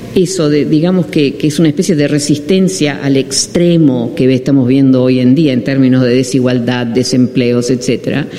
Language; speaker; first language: Spanish; non-native, fluent; Dutch